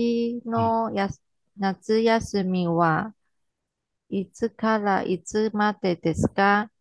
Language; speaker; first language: Japanese; non-native, learner; Chinese